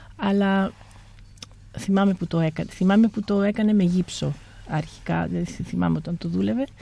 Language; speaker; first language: Greek; early bilingual, heritage; Greek